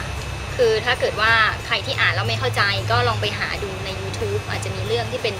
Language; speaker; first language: Thai; native; Thai